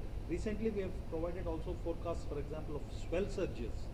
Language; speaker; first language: English; non-native, local second language; Tamil